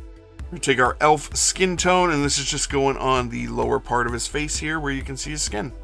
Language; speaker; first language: English; native; English